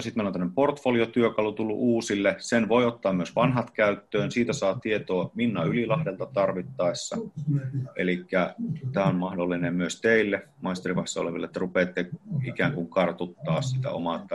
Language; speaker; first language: Finnish; native; Finnish